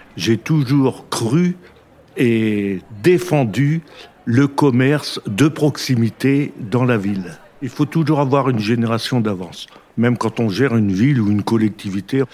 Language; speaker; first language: French; native; French